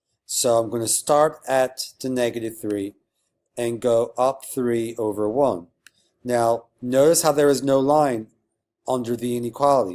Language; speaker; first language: English; native; English